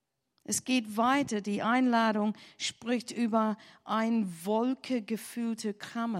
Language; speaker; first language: German; non-native, learner; English